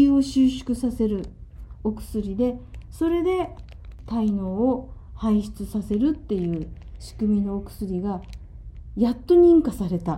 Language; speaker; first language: Japanese; native; Japanese